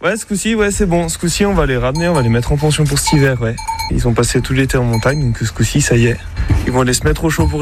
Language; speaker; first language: French; native; French